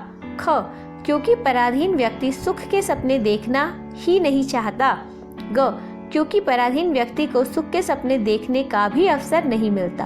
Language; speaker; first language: Hindi; native; Hindi